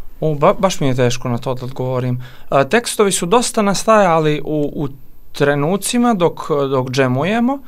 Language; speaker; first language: Serbian; native; Serbian